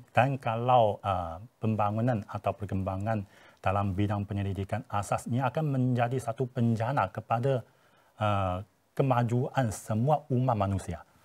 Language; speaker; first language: Malay; non-native, fluent; Chinese